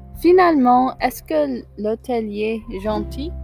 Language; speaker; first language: French; non-native, learner; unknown